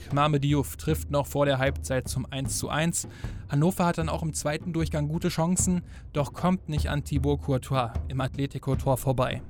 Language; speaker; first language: German; native; German